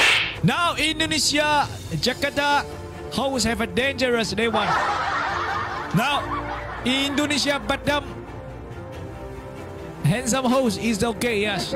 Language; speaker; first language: English; non-native, learner; Chinese